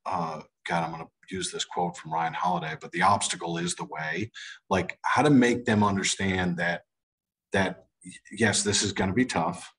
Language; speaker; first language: English; native; English